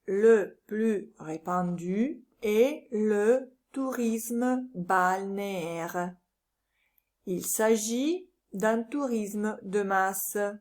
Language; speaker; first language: French; non-native, learner; Italian